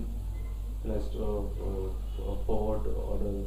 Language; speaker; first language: German; non-native, learner; Hindi